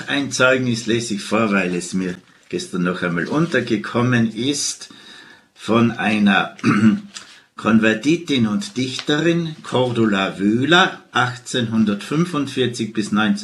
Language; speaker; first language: German; native; German